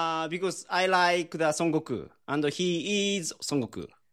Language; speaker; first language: English; non-native, learner; Japanese